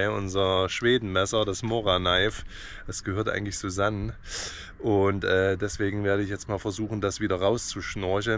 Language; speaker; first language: German; native; German